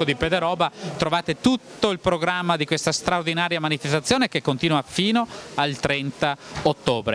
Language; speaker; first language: Italian; native; Italian